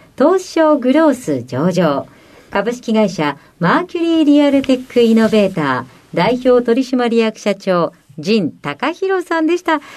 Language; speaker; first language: Japanese; native; Japanese